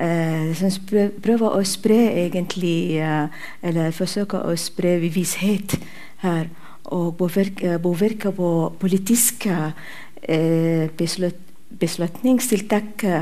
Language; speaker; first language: Norwegian; non-native, fluent; Arabic